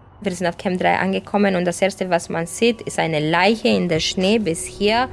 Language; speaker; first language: German; non-native, fluent; Romanian